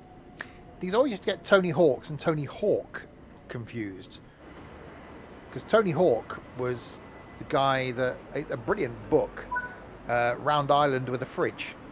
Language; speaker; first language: English; native; English